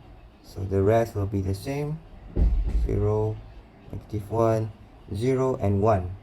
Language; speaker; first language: English; non-native, local second language; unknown